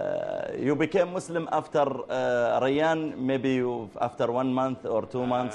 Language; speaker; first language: English; non-native, learner; Arabic